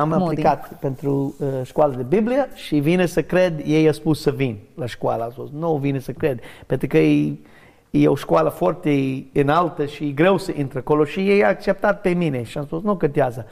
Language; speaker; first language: Romanian; non-native, learner; English